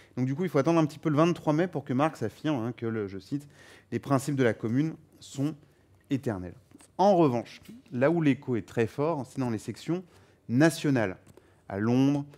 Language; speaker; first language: French; native; French